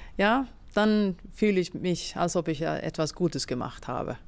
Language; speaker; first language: German; non-native, fluent; Swedish